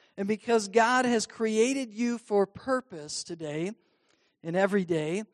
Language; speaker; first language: English; native; English